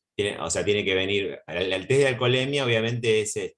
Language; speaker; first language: Spanish; native; Spanish